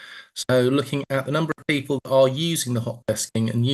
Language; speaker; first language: English; native; English